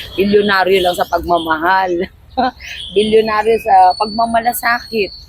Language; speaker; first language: Filipino; native; Filipino